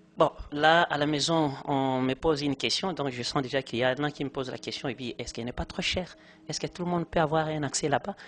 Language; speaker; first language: French; non-native, local second language; Lingala